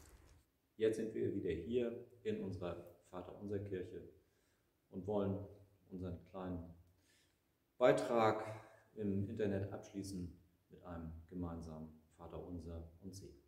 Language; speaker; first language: German; native; German